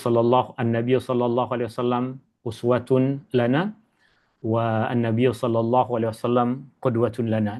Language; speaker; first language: Arabic; non-native, fluent; Malay